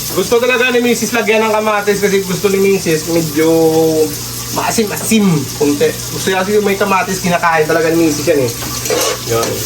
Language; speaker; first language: Filipino; non-native, local second language; Hiligaynon